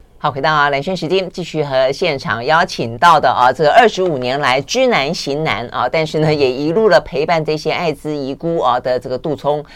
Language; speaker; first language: Chinese; native; Chinese